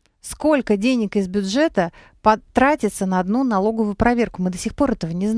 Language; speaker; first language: Russian; native; Russian